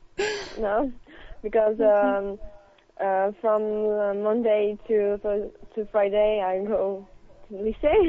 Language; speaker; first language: English; non-native, learner; French